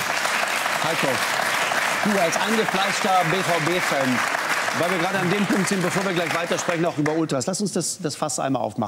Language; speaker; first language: German; native; German